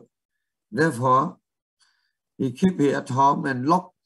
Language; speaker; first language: English; non-native, learner; Vietnamese